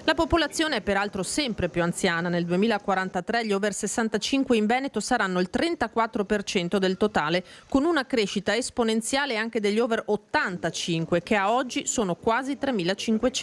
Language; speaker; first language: Italian; native; Italian